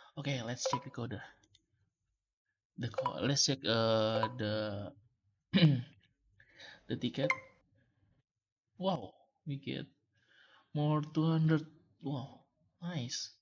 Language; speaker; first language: English; non-native, learner; Malay